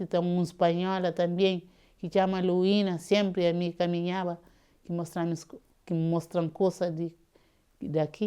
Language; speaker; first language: Portuguese; non-native, learner; Kabuverdianu